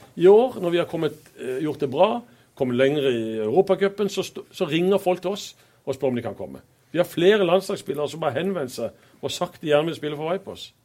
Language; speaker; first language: Norwegian; native; Norwegian